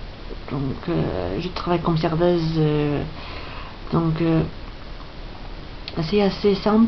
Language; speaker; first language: French; non-native, fluent; English